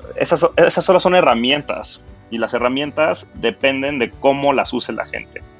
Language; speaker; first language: Spanish; native; Spanish